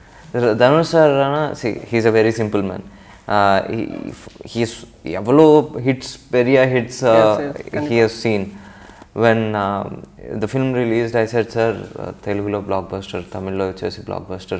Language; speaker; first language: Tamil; non-native, local second language; Telugu